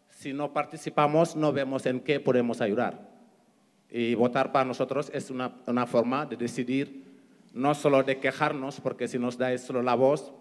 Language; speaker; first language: Spanish; non-native, fluent; Wolof